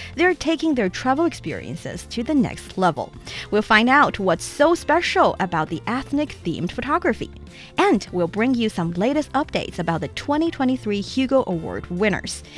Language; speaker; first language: English; non-native, fluent; Chinese